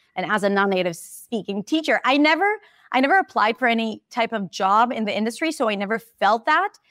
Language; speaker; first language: English; non-native, fluent; Hebrew